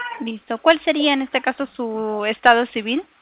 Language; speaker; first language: Spanish; native; Spanish